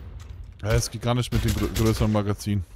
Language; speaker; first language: German; native; German